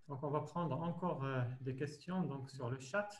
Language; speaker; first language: French; non-native, local second language; Arabic